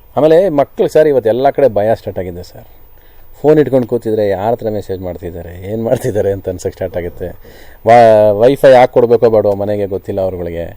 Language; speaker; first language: Kannada; native; Kannada